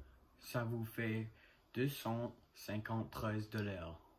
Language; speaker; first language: French; non-native, learner; English